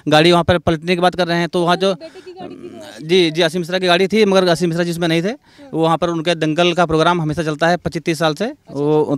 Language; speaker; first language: Hindi; native; Hindi